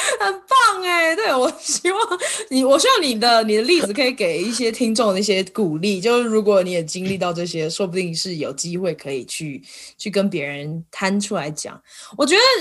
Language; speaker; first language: Chinese; native; Chinese